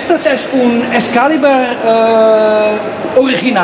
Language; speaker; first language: Spanish; non-native, learner; English